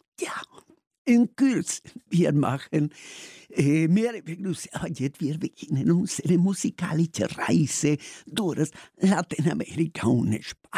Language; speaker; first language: German; non-native, learner; Spanish